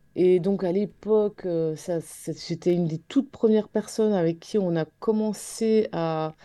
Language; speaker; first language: French; native; French